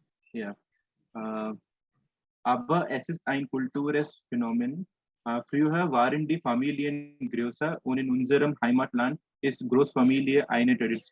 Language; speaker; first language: German; non-native, fluent; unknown